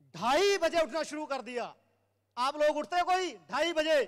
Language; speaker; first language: Hindi; native; Hindi